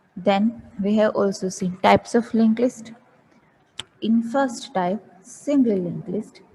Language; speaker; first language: English; non-native, local second language; Gujarati